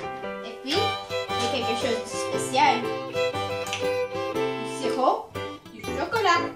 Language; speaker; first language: French; non-native, learner; English